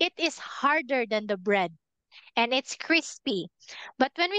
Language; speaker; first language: English; non-native, fluent; Filipino